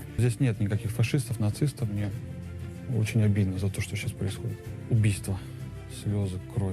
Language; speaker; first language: Russian; native; Russian